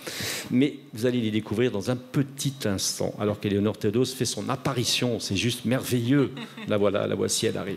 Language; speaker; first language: French; native; French